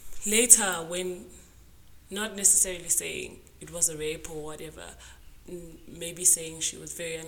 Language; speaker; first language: English; non-native, local second language; Zulu